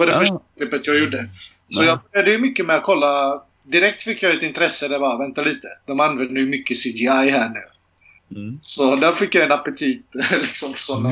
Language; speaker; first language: Swedish; early bilingual, other home language; Serbian